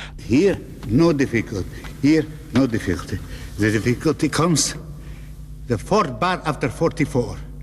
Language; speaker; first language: English; non-native, fluent; Russian